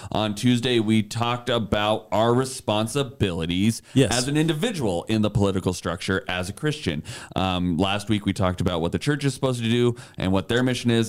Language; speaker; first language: English; native; English